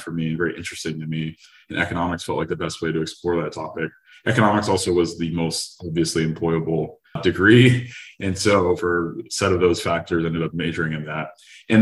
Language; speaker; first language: English; native; English